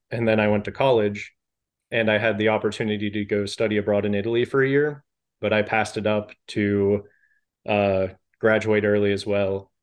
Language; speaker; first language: English; native; English